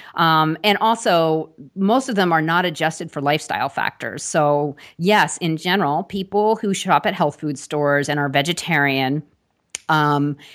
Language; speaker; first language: English; native; English